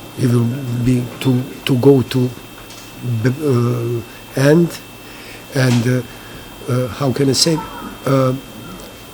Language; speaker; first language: English; non-native, learner; Bosnian